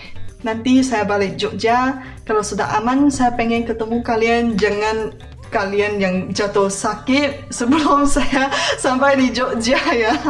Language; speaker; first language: Indonesian; non-native, fluent; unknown